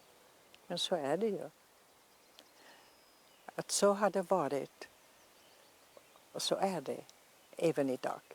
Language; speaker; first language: Swedish; non-native, fluent; German